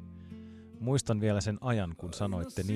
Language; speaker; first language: Finnish; native; Finnish